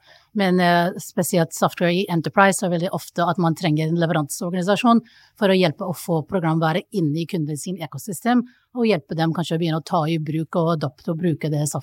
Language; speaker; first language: Norwegian; non-native, fluent; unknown